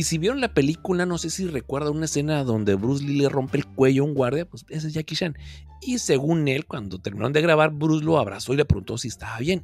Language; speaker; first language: Spanish; native; Spanish